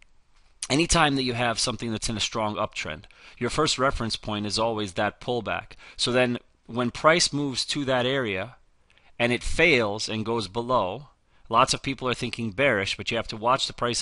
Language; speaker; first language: English; native; English